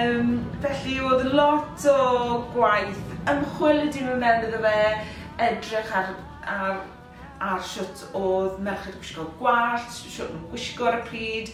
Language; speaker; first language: Welsh; native; Welsh